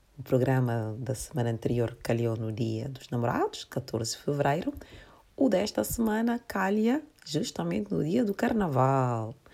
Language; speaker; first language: Portuguese; non-native, local second language; Kabuverdianu